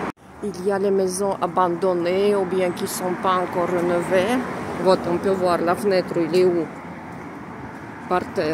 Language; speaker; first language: French; non-native, fluent; Russian